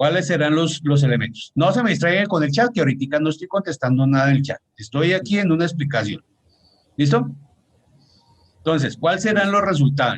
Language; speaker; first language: Spanish; native; Spanish